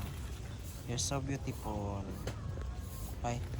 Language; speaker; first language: English; non-native, local second language; Hiligaynon